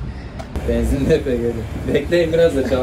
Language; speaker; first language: Turkish; native; Turkish